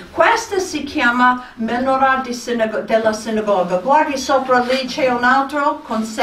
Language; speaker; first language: Italian; non-native, fluent; English